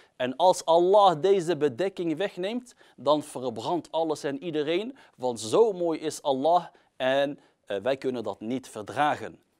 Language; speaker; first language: Dutch; early bilingual, other home language; Arabic